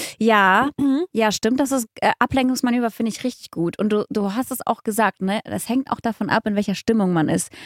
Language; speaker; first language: German; early bilingual, other home language; Russian